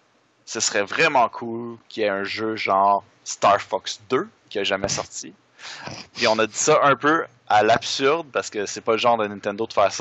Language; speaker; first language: French; native; French